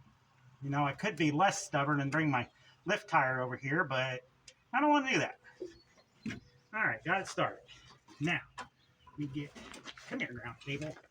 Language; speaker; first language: English; native; English